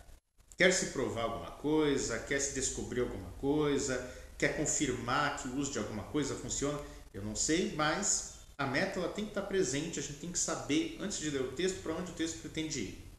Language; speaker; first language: Portuguese; native; Portuguese